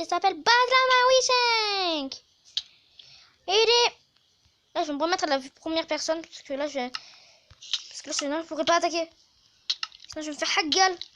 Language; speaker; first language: French; native; French